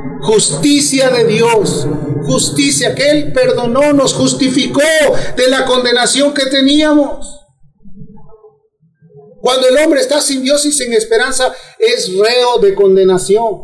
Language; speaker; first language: Spanish; native; Spanish